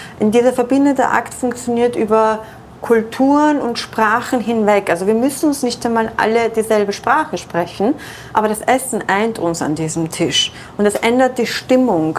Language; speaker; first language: German; early bilingual, other home language; Persian